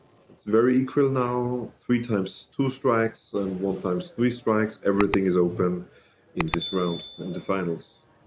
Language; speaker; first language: English; non-native, fluent; German